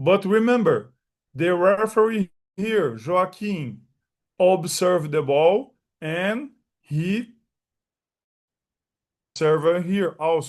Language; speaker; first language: English; non-native, learner; Portuguese